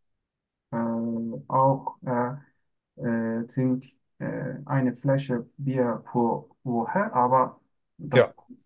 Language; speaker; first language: German; non-native, learner; Turkish